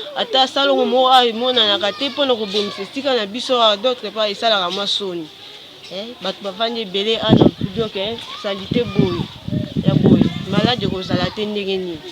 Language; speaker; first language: Lingala; non-native, local second language; Kongo